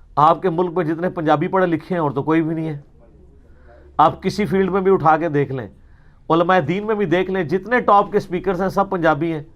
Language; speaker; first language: Urdu; native; Urdu